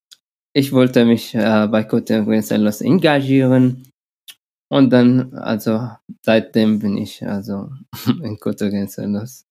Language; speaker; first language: German; non-native, learner; Arabic